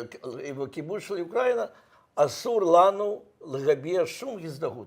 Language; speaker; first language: Hebrew; non-native, fluent; Russian